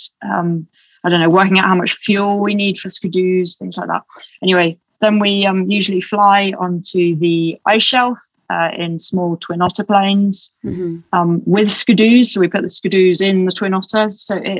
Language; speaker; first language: English; native; English